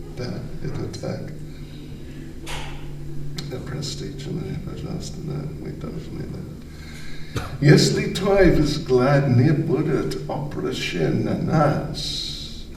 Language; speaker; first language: Russian; non-native, learner; English